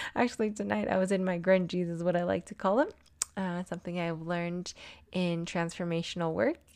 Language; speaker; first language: English; native; English